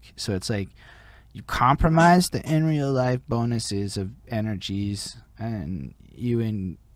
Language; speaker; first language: English; native; English